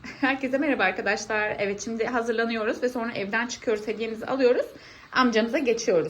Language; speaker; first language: Turkish; native; Turkish